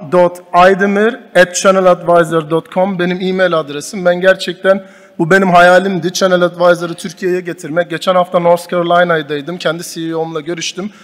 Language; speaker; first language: Turkish; early bilingual, heritage; Turkish